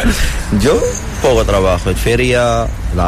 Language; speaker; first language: Spanish; non-native, learner; Arabic